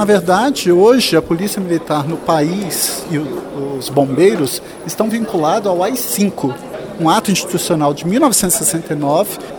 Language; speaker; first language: Portuguese; native; Portuguese